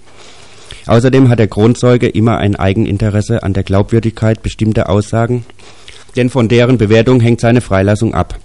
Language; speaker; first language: German; native; German